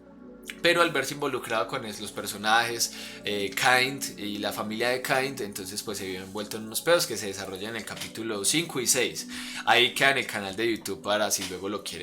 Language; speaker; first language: Spanish; native; Spanish